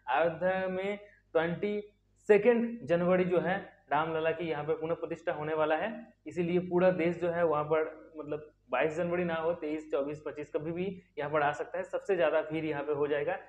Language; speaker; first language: Hindi; native; Hindi